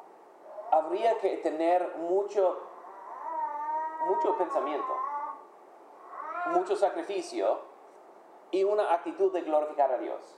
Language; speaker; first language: Spanish; non-native, fluent; English